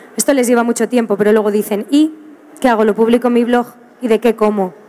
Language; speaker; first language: Spanish; native; Spanish